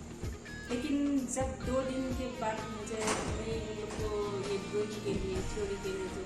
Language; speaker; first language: Hindi; non-native, local second language; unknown